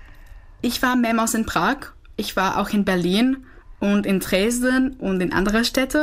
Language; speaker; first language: German; non-native, fluent; Czech